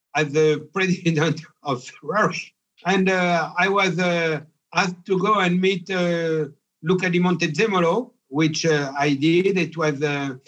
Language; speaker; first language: English; non-native, fluent; French